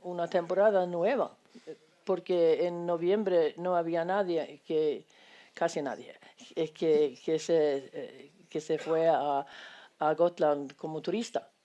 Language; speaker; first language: Spanish; non-native, fluent; Swedish